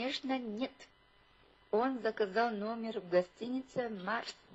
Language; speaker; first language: Russian; non-native, fluent; Chinese